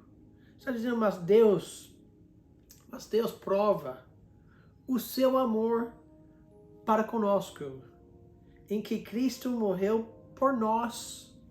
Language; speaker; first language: Portuguese; non-native, fluent; English